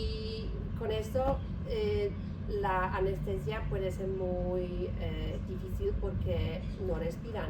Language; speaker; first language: Spanish; non-native, learner; Polish